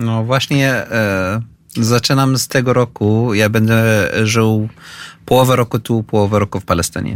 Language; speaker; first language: Polish; non-native, fluent; Arabic